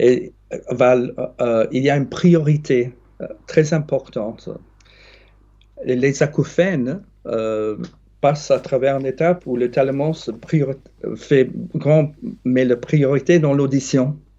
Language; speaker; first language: French; non-native, fluent; English